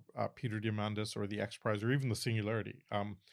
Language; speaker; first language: English; early bilingual, other home language; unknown